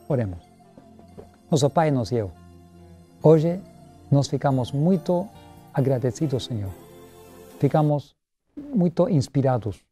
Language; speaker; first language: Portuguese; non-native, learner; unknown